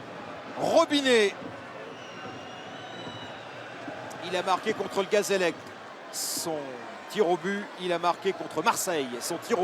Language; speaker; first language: French; native; French